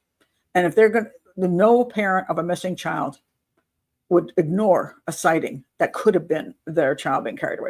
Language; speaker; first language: English; native; English